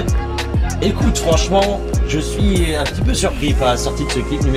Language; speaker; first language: French; native; French